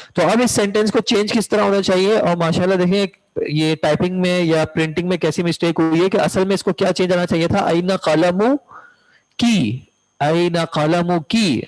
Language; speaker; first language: Urdu; native; Urdu